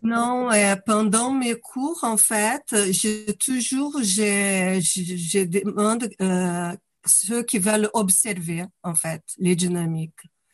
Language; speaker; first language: French; non-native, fluent; Portuguese